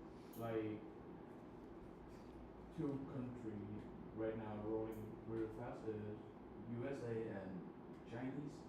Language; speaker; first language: English; non-native, learner; Vietnamese